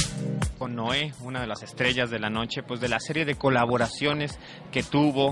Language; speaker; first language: Spanish; native; Spanish